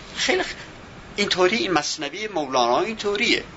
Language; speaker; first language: Persian; native; Persian